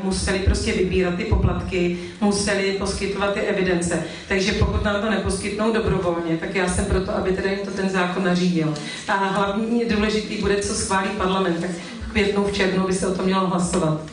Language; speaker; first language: Czech; native; Czech